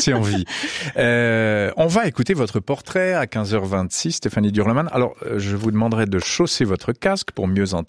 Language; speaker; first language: French; native; French